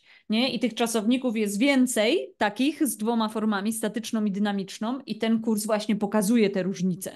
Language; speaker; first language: Polish; native; Polish